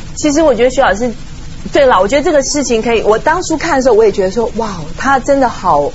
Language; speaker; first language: Chinese; non-native, local second language; Cantonese